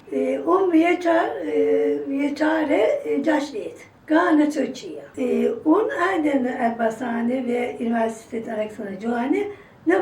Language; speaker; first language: Albanian; non-native, learner; Turkish